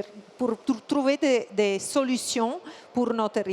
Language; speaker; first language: French; non-native, fluent; Italian